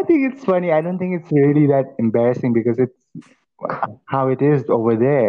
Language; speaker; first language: English; non-native, local second language; Assamese